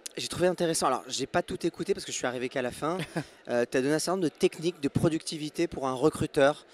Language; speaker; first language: French; native; French